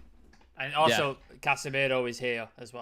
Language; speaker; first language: English; native; English